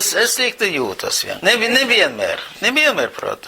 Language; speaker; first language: Latvian; non-native, local second language; Russian